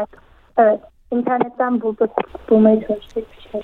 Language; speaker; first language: Turkish; early bilingual, heritage; Turkish